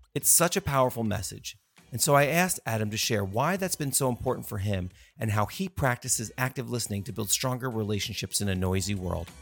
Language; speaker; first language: English; native; English